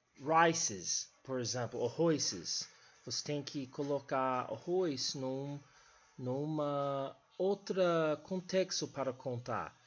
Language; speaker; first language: Portuguese; non-native, fluent; English